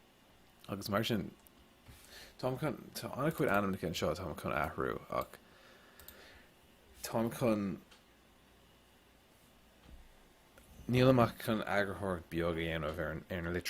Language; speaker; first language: Irish; non-native, local second language; English